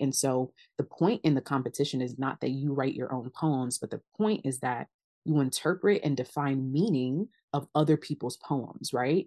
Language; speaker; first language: English; early bilingual, other home language; Akan